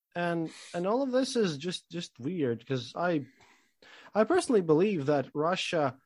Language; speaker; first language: English; non-native, fluent; Latvian